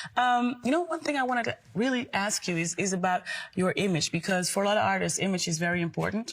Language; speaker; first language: English; non-native, fluent; Dutch